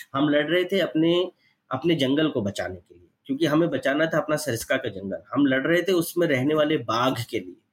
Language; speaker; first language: Hindi; native; Hindi